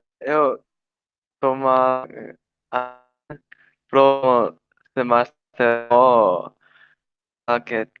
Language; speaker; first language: Portuguese; non-native, learner; Chinese